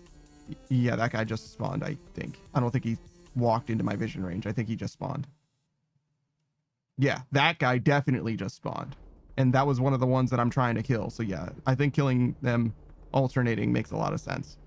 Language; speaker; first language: English; native; English